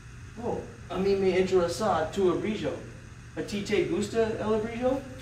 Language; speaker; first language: Spanish; non-native, learner; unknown